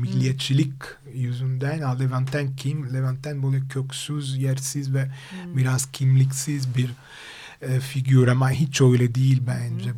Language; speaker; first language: Turkish; non-native, fluent; Italian